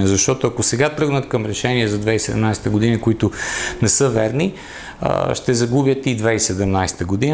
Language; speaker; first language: Bulgarian; native; Bulgarian